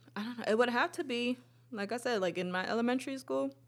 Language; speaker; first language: English; early bilingual, other home language; Spanish